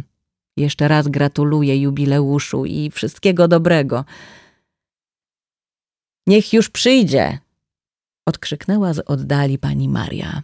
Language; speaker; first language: Polish; native; Polish